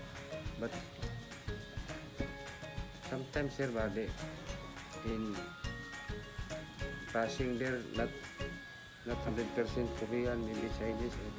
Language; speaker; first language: English; non-native, learner; Cebuano